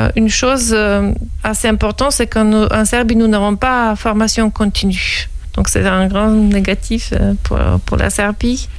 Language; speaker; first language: French; non-native, fluent; Serbian